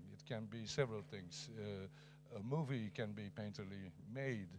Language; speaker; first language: English; non-native, fluent; Dutch